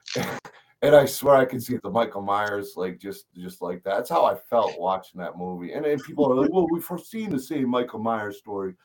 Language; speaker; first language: English; native; English